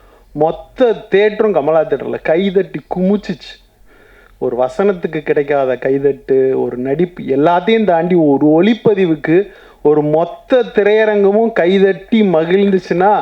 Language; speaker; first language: Tamil; native; Tamil